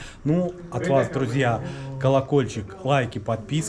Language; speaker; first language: Russian; native; Russian